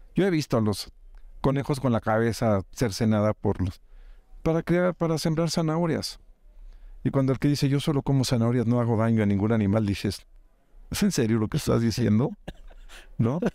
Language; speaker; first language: Spanish; native; Spanish